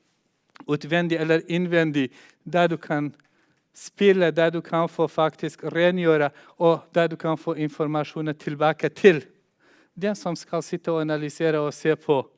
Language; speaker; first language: Norwegian; non-native, fluent; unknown